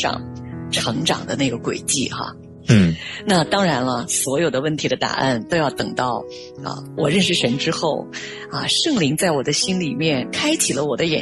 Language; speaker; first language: Chinese; native; Chinese